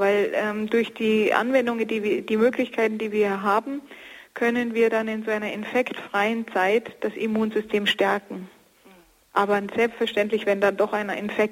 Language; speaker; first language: German; native; German